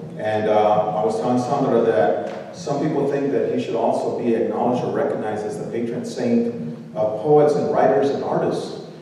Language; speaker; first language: English; early bilingual, other home language; Spanish